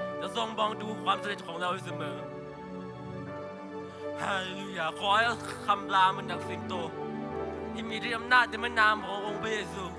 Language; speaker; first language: Thai; native; Thai